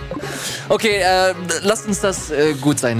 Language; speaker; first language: German; native; German